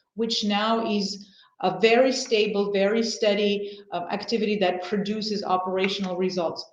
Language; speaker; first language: English; non-native, fluent; Armenian